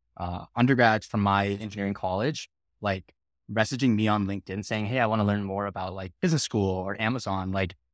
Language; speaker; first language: English; native; English